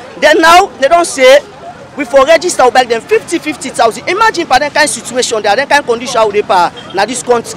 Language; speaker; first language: English; non-native, local second language; Krio